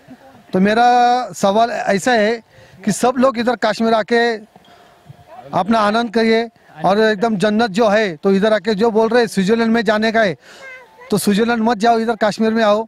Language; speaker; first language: Hindi; non-native, local second language; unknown